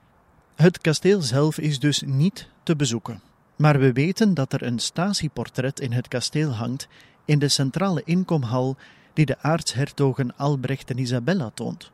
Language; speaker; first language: Dutch; native; Dutch